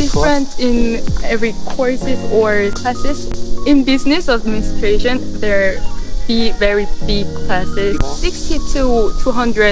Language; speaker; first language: English; non-native, fluent; Korean